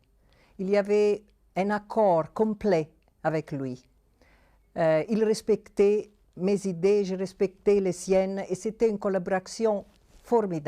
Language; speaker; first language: French; non-native, fluent; Italian